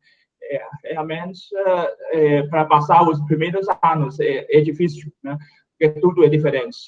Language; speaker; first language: Portuguese; non-native, fluent; Chinese